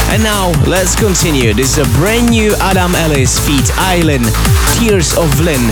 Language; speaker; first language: English; non-native, fluent; Slovak